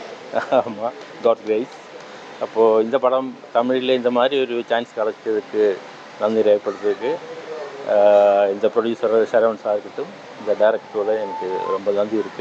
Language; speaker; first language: Tamil; non-native, fluent; Malayalam